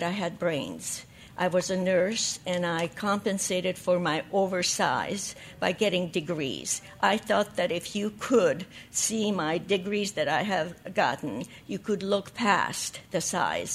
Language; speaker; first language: English; non-native, fluent; Hungarian